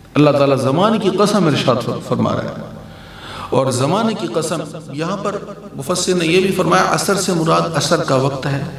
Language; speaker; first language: Urdu; non-native, local second language; Punjabi